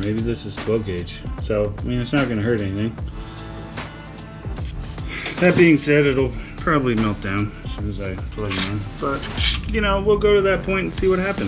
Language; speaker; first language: English; native; English